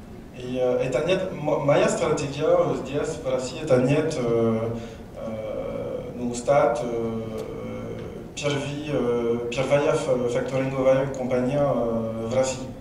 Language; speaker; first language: Russian; non-native, learner; French